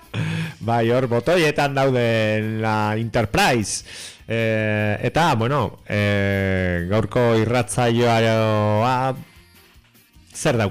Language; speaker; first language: Basque; non-native, local second language; Spanish